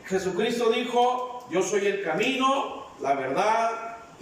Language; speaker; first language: Spanish; native; Spanish